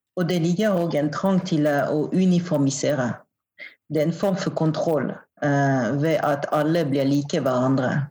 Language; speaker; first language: Norwegian; non-native, fluent; French